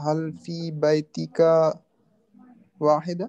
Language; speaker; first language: Arabic; non-native, learner; Urdu